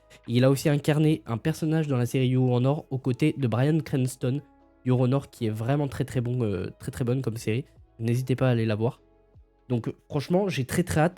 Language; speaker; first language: French; native; French